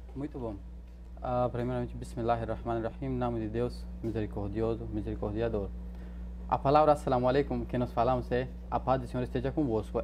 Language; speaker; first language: Portuguese; non-native, fluent; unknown